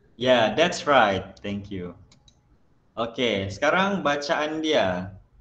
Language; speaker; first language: English; non-native, local second language; Malay